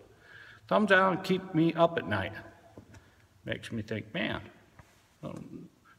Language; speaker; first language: English; native; English